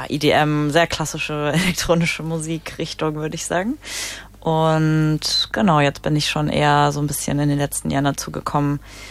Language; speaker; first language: German; native; German